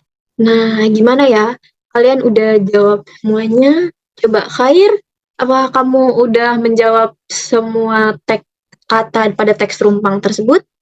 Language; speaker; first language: Indonesian; native; Indonesian